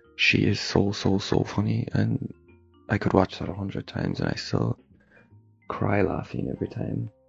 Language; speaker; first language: English; native; English